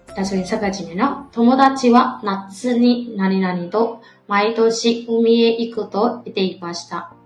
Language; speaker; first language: Japanese; non-native, fluent; Burmese